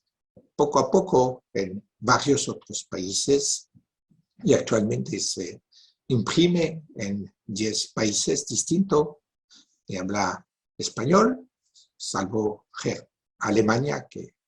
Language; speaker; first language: Spanish; non-native, fluent; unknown